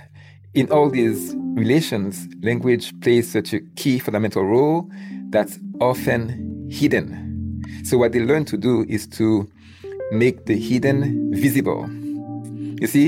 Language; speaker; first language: English; non-native, fluent; Haitian Creole